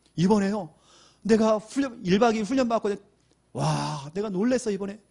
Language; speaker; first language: Korean; native; Korean